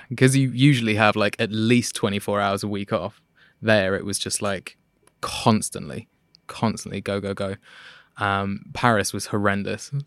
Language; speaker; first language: English; native; English